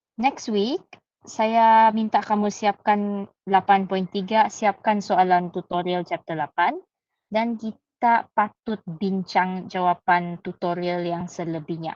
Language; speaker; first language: Malay; native; Malay